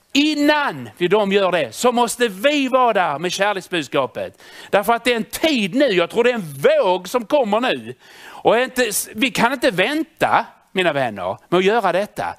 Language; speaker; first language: Swedish; native; Swedish